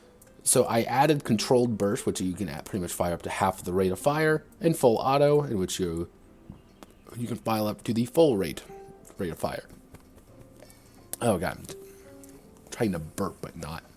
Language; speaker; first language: English; native; English